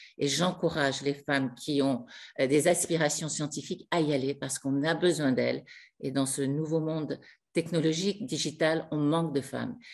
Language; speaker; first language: French; native; French